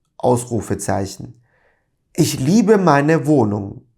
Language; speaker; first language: German; non-native, fluent; Turkish